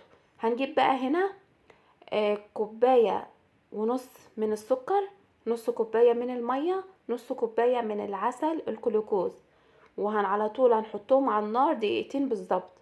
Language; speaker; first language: Arabic; native; Arabic